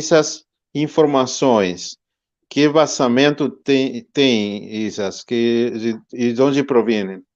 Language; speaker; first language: Portuguese; non-native, fluent; Spanish